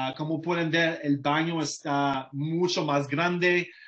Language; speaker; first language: Spanish; non-native, fluent; English